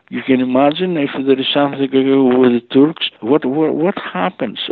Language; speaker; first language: English; non-native, fluent; Greek